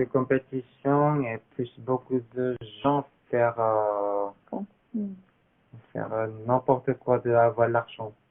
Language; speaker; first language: French; non-native, learner; Korean